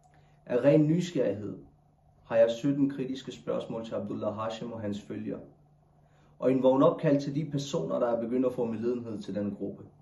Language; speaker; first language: Danish; non-native, local second language; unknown